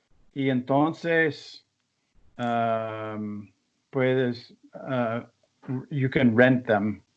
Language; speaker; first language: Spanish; non-native, learner; English